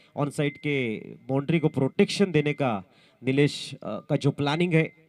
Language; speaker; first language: Hindi; non-native, local second language; Marathi